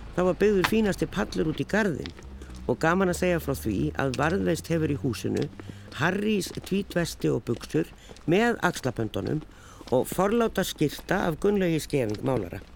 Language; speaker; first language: Icelandic; native; Icelandic